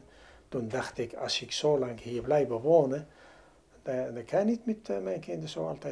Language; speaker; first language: Dutch; non-native, learner; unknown